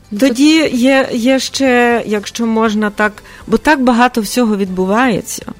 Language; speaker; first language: Ukrainian; early bilingual, heritage; Ukrainian